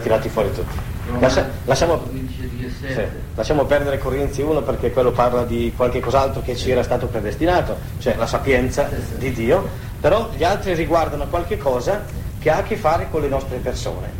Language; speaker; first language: Italian; native; Italian